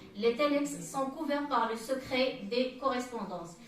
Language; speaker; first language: French; non-native, local second language; Arabic